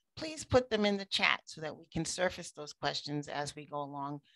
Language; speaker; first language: English; native; English